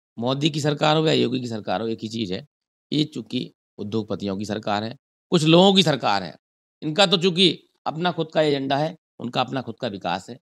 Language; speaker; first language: Hindi; native; Hindi